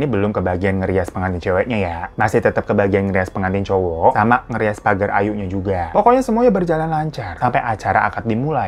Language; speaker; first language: Indonesian; native; Indonesian